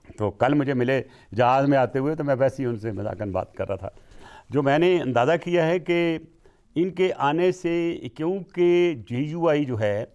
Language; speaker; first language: Urdu; non-native, local second language; Punjabi